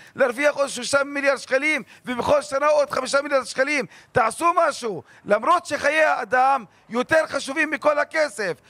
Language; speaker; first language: Hebrew; non-native, local second language; Arabic